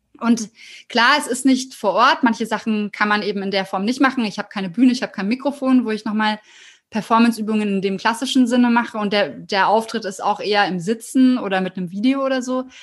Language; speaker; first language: German; native; German